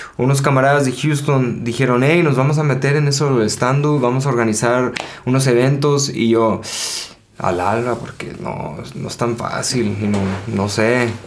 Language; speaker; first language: Spanish; early bilingual, heritage; Spanish